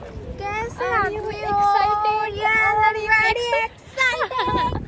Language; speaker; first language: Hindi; non-native, local second language; Bangla